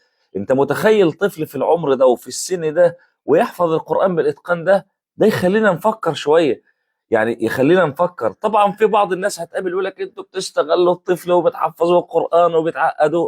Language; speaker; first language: Arabic; native; Arabic